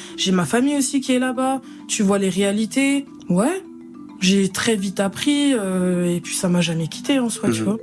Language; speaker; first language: French; native; French